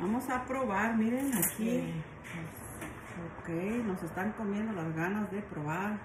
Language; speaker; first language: Spanish; native; Spanish